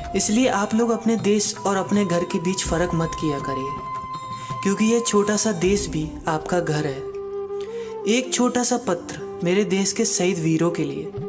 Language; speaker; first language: Hindi; native; Hindi